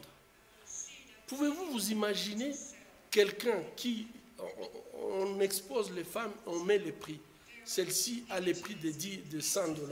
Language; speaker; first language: French; non-native, local second language; Swahili